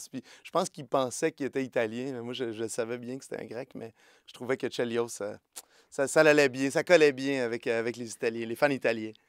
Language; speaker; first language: French; native; French